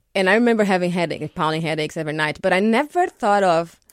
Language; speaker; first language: English; non-native, fluent; Portuguese